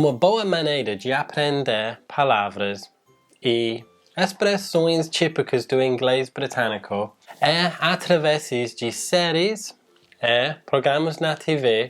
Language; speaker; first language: Portuguese; non-native, fluent; English